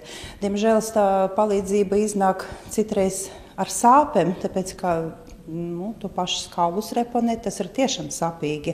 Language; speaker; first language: Latvian; non-native, local second language; Russian